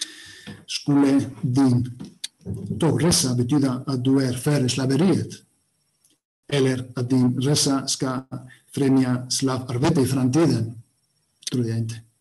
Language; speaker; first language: Swedish; non-native, fluent; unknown